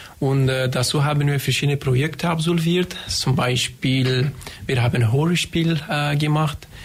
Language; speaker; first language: German; non-native, learner; Persian